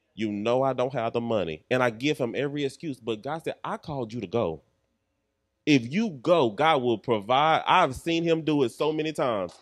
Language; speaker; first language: English; native; English